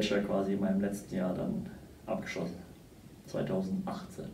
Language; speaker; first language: German; native; German